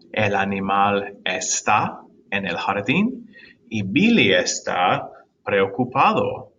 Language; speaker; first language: Spanish; non-native, fluent; English